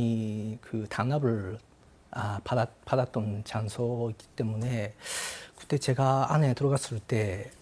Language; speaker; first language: Korean; non-native, fluent; Japanese